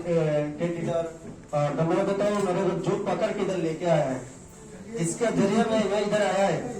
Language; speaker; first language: Hindi; non-native, learner; Bangla